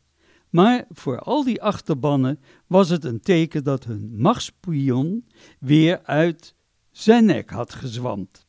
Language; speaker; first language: Dutch; native; Dutch